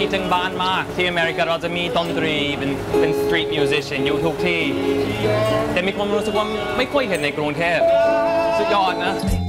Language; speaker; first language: Thai; non-native, fluent; English